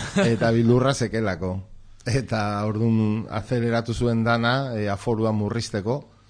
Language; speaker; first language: Basque; non-native, local second language; Spanish